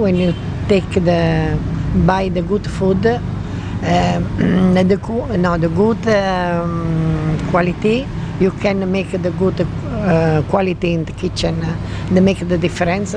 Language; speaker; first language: English; non-native, learner; Italian